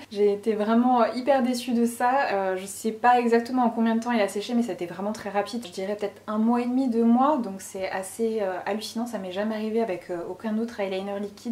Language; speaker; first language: French; native; French